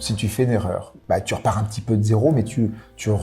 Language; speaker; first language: French; native; French